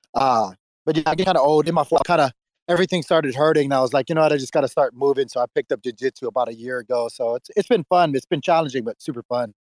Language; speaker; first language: English; native; English